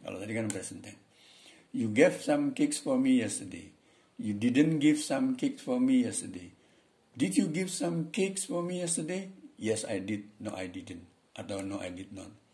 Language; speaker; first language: English; non-native, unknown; Indonesian